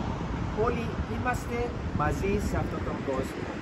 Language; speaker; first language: Greek; early bilingual, heritage; English